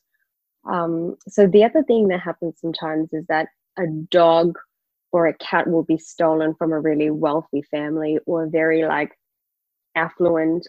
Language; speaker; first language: English; native; English